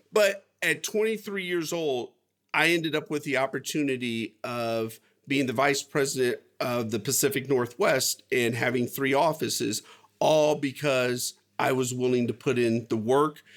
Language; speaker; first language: English; native; English